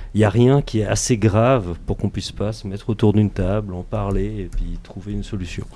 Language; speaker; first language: French; native; French